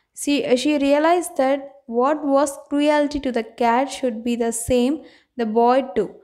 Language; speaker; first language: English; non-native, local second language; Tamil